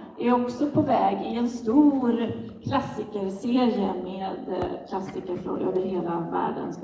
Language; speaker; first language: Swedish; native; Swedish